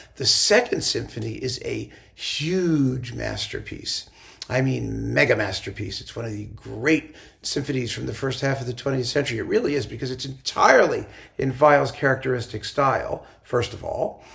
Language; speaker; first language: English; native; English